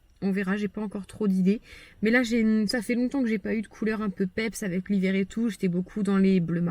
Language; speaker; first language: French; native; French